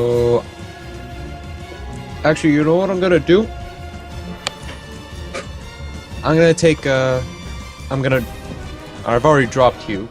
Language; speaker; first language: English; native; English